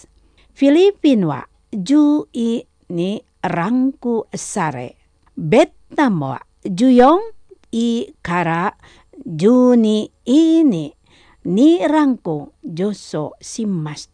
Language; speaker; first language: Japanese; non-native, fluent; Indonesian